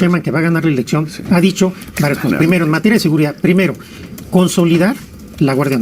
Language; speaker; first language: Spanish; native; Spanish